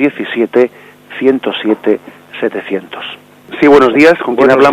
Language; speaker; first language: Spanish; native; Spanish